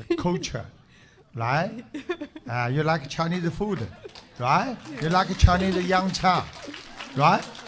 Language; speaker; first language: English; non-native, learner; Chinese